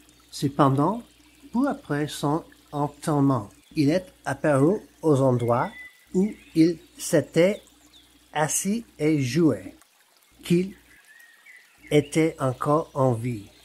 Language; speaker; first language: French; non-native, learner; English